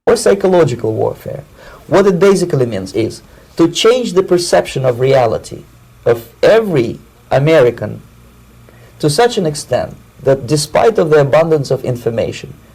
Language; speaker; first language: English; non-native, fluent; Russian